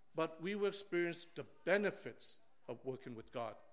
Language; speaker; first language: English; early bilingual, other home language; Vietnamese